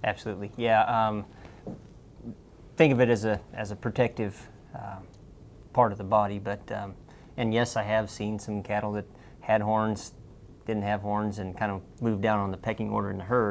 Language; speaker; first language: English; native; English